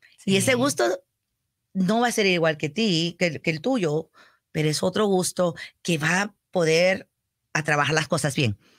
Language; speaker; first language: Spanish; early bilingual, heritage; Spanish